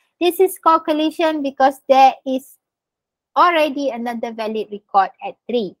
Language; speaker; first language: English; non-native, local second language; Malay